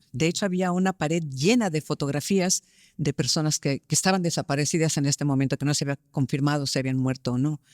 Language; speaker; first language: Spanish; early bilingual, heritage; Spanish